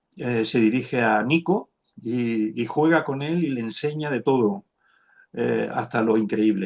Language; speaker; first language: Spanish; native; Spanish